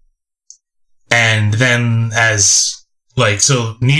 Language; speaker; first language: English; native; English